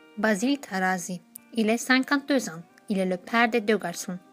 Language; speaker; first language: French; non-native, learner; Turkish